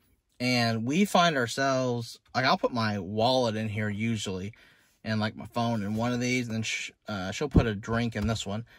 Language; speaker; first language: English; native; English